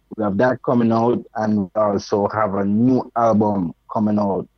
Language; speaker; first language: English; non-native, local second language; Jamaican Creole English